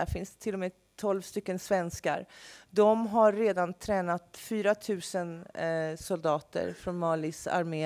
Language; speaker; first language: Swedish; non-native, fluent; English